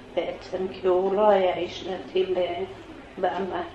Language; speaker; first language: Hebrew; early bilingual, other home language; Polish